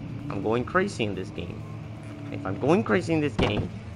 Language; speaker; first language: English; non-native, local second language; Spanish